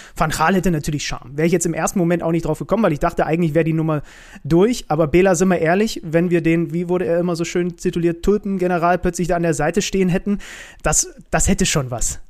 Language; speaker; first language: German; native; German